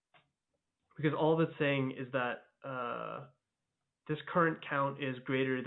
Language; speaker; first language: English; native; English